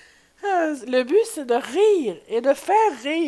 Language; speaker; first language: French; native; French